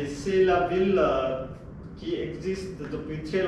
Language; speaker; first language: French; non-native, fluent; Nepali